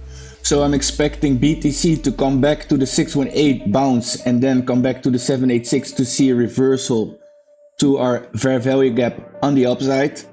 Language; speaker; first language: English; non-native, fluent; Dutch